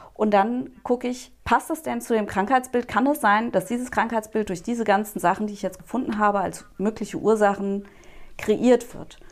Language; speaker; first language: German; native; German